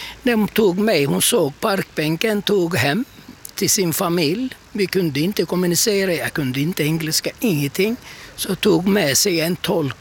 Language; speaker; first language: Swedish; non-native, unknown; Turkish